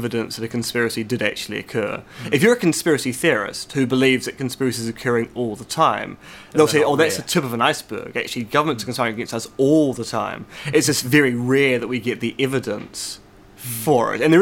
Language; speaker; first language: English; native; English